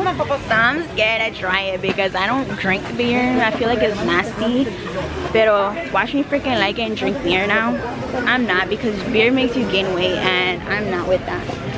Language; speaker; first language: English; early bilingual, other home language; Spanish